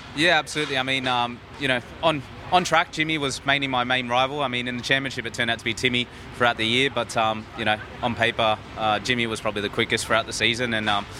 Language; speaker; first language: English; native; English